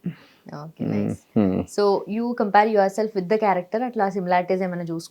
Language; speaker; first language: Telugu; native; Telugu